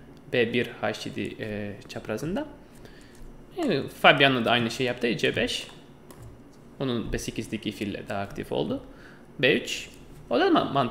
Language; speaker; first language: Turkish; non-native, fluent; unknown